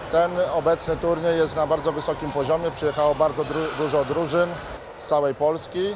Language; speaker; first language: Polish; native; Polish